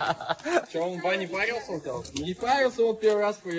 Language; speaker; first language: Russian; native; Russian